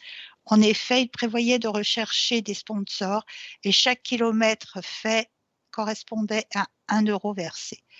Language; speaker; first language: French; native; French